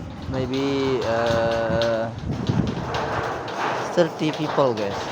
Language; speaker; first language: English; non-native, learner; Indonesian